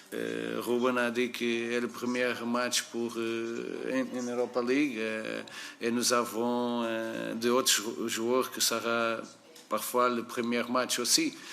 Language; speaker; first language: French; non-native, fluent; Portuguese